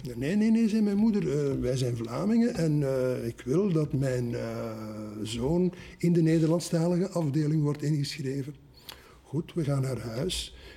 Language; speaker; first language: Dutch; native; Dutch